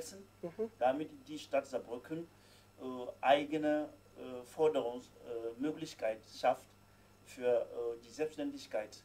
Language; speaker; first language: German; non-native, fluent; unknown